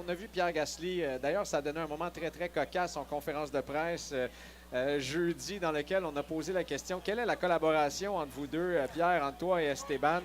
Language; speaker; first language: French; native; French